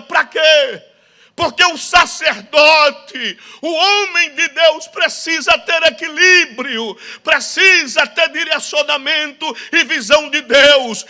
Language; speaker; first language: Portuguese; native; Portuguese